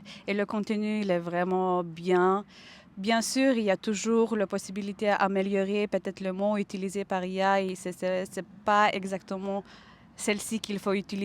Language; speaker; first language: French; non-native, fluent; Lithuanian